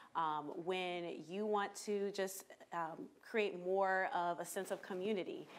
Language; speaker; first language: English; native; English